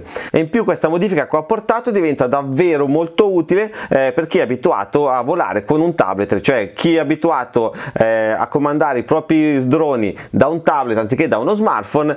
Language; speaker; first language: Italian; native; Italian